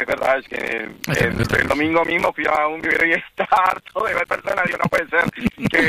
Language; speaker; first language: Spanish; native; Spanish